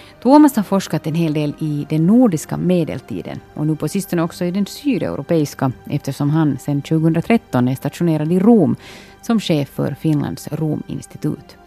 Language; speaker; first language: Swedish; native; Swedish